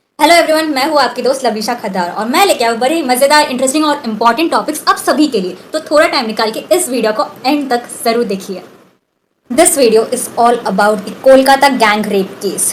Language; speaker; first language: Hindi; non-native, local second language; Bangla